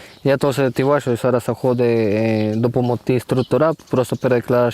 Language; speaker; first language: Ukrainian; non-native, learner; Spanish